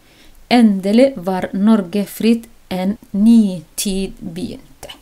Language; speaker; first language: Norwegian; non-native, learner; Somali